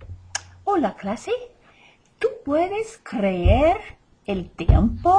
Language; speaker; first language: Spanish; non-native, fluent; English